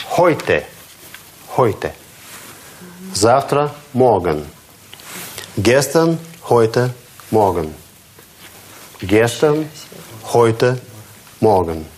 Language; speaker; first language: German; non-native, fluent; Russian